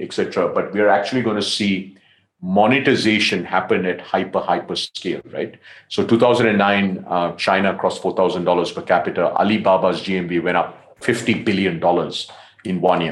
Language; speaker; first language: English; non-native, local second language; Tamil